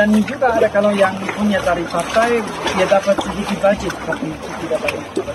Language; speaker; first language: Indonesian; non-native, learner; German